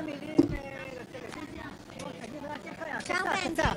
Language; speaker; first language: Hebrew; native; Hebrew